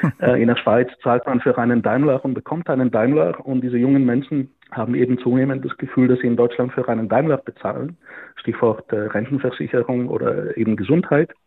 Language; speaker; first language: German; non-native, fluent; Bulgarian